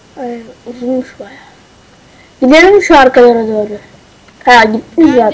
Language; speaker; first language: Turkish; native; Turkish